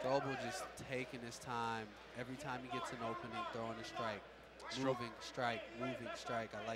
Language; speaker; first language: English; native; English